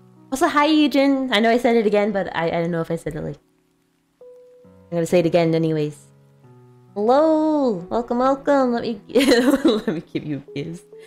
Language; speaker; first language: English; early bilingual, other home language; Spanish